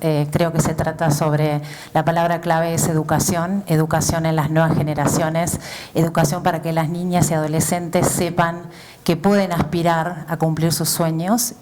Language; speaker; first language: Spanish; native; Spanish